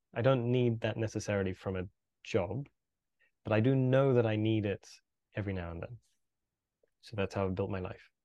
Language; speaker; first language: English; native; English